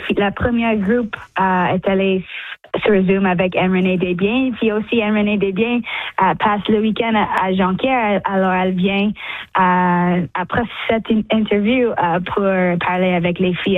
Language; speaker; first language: French; non-native, local second language; English